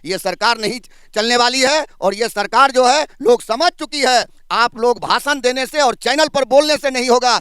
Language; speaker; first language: Hindi; native; Hindi